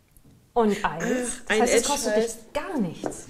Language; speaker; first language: German; native; German